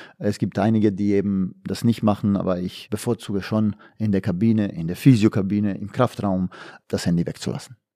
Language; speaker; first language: German; non-native, fluent; Bosnian